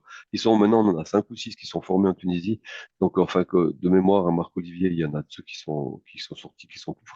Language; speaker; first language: French; native; French